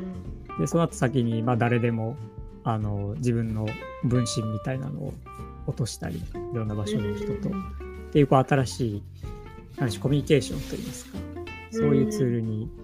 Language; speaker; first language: Japanese; native; Japanese